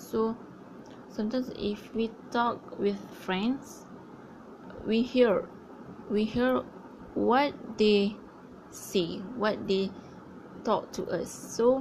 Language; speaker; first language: English; non-native, learner; Malay